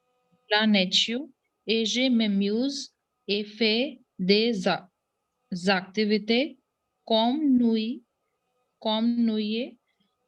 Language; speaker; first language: French; non-native, learner; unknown